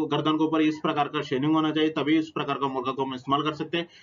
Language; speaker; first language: Hindi; non-native, local second language; Telugu